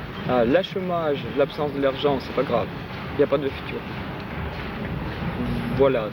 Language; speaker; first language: French; non-native, fluent; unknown